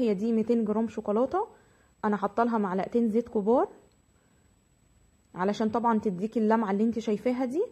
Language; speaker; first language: Arabic; native; Arabic